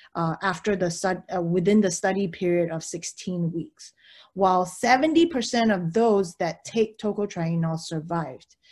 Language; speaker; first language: English; early bilingual, other home language; Chinese